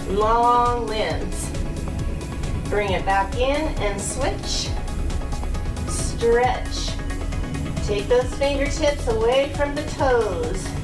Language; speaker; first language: English; native; English